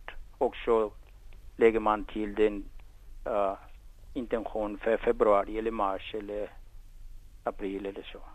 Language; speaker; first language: Swedish; non-native, fluent; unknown